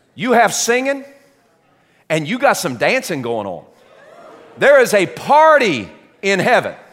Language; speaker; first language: English; native; English